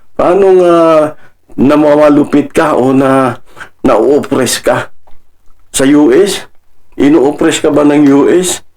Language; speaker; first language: Filipino; non-native, local second language; Cebuano